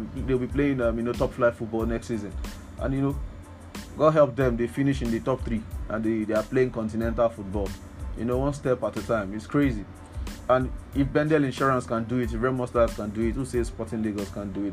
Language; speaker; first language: English; non-native, local second language; Yoruba